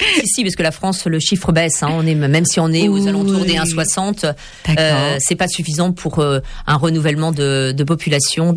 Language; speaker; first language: French; native; French